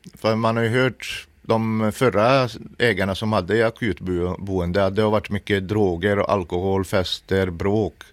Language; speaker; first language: Swedish; native; Swedish